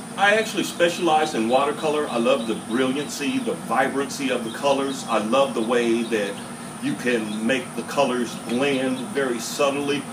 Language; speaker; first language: English; native; English